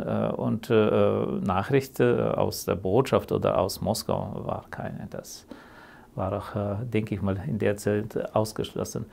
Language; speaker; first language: German; early bilingual, heritage; German